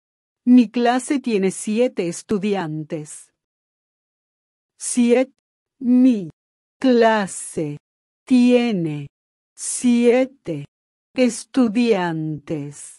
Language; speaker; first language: Spanish; non-native, learner; English